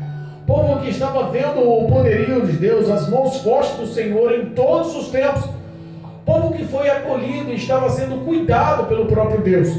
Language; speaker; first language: Portuguese; native; Portuguese